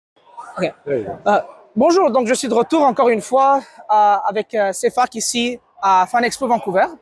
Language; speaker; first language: French; native; French